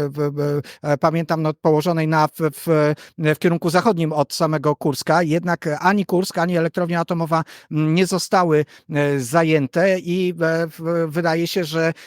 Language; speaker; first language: Polish; native; Polish